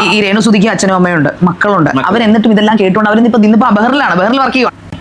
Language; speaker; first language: Malayalam; native; Malayalam